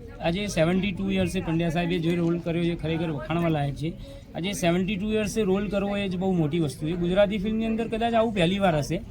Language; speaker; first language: Gujarati; native; Gujarati